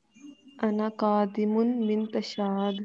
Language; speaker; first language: Arabic; non-native, learner; Urdu